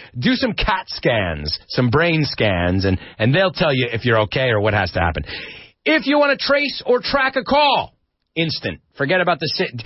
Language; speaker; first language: English; native; English